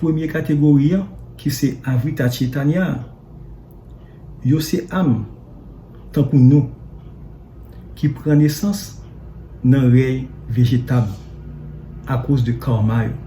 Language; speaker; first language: French; non-native, learner; Haitian Creole